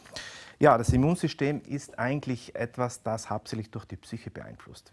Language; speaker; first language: German; native; German